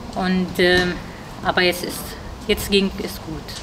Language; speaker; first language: German; non-native, learner; Arabic